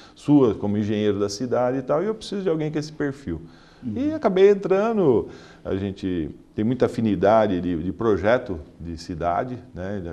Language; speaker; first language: Portuguese; native; Portuguese